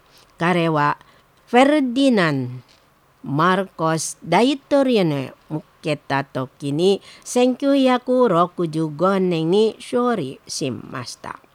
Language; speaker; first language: Japanese; non-native, learner; Indonesian